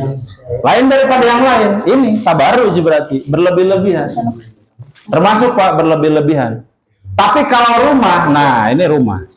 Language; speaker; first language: Indonesian; non-native, local second language; Sundanese